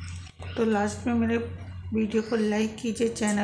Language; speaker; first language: Hindi; native; Hindi